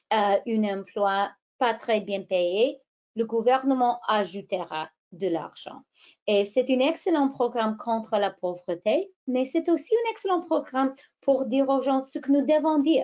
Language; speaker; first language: French; non-native, fluent; English